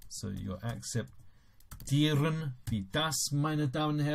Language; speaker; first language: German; non-native, fluent; English